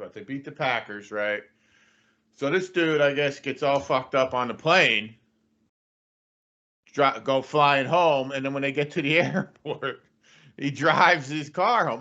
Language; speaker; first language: English; native; English